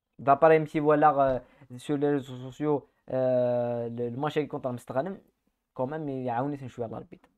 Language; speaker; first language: French; native; French